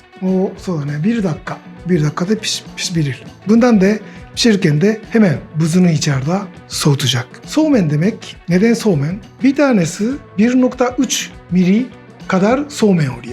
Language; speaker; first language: Turkish; non-native, learner; Japanese